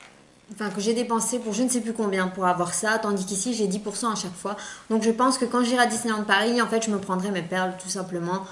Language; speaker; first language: French; native; French